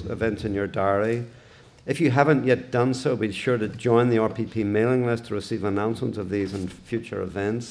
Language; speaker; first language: English; native; English